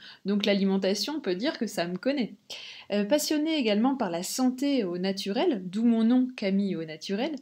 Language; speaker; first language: French; native; French